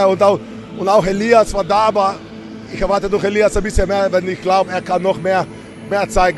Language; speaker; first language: German; non-native, fluent; Slovenian